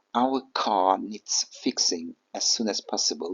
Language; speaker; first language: English; non-native, fluent; Turkish